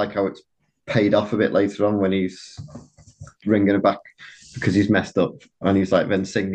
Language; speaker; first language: English; native; English